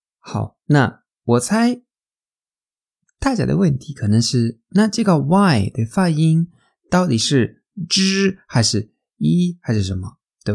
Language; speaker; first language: Chinese; non-native, fluent; Spanish